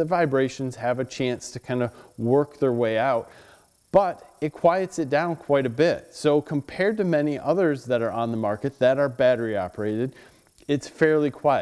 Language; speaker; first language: English; native; English